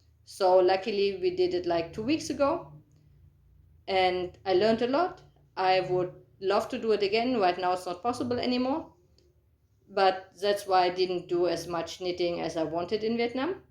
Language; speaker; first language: English; non-native, fluent; German